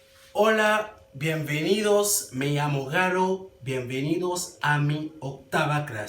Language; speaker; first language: Spanish; non-native, fluent; Haitian Creole